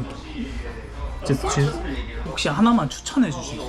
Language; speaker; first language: Korean; native; Korean